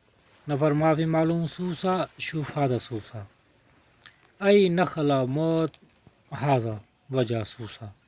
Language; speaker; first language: Arabic; non-native, learner; Urdu